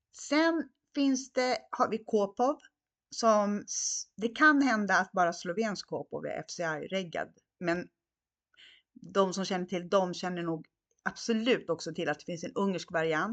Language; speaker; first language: Swedish; non-native, fluent; Hungarian